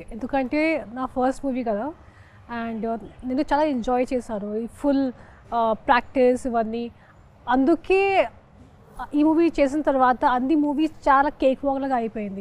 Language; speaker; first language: Telugu; non-native, fluent; Hindi